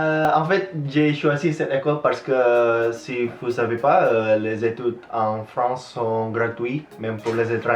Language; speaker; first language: French; non-native, fluent; Indonesian